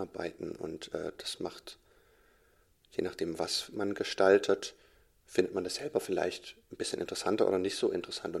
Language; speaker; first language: German; native; German